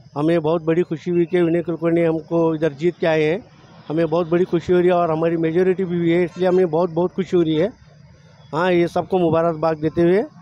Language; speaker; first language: Hindi; native; Hindi